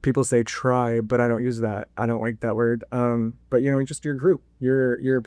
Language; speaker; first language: English; native; English